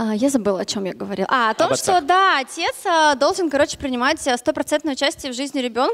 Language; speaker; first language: Russian; native; Russian